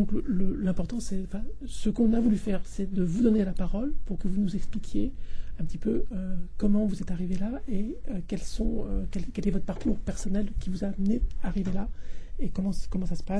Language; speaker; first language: French; native; French